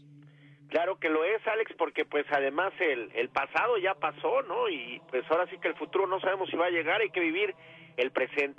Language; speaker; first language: Spanish; native; Spanish